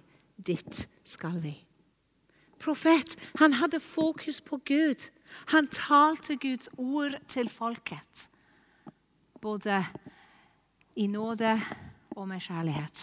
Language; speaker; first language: Norwegian; non-native, fluent; English